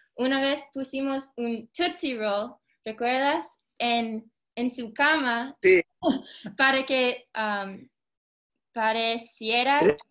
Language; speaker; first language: Spanish; early bilingual, heritage; Spanish